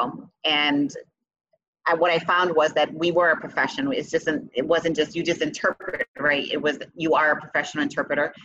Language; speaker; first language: English; early bilingual, other home language; Spanish